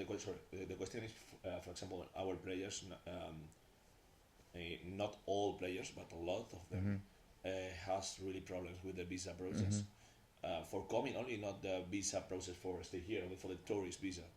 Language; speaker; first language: English; non-native, learner; Spanish